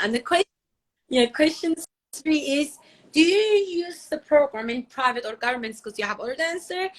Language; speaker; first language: English; non-native, fluent; Azerbaijani